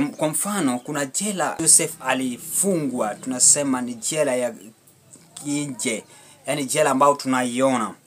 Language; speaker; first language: Swahili; non-native, local second language; Luo (Kenya and Tanzania)